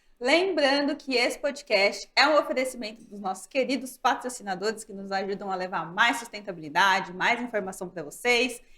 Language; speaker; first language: Portuguese; native; Portuguese